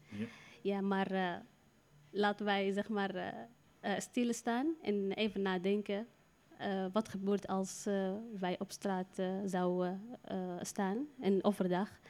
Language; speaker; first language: Dutch; non-native, learner; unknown